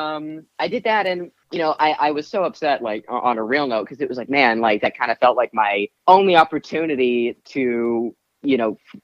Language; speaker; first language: English; native; English